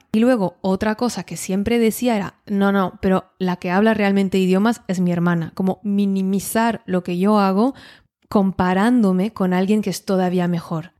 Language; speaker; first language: Spanish; non-native, fluent; French